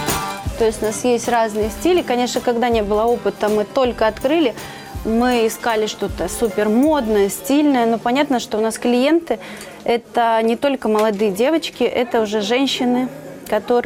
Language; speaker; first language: Russian; native; Russian